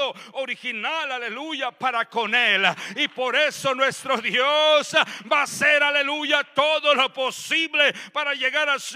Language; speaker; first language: Spanish; native; Spanish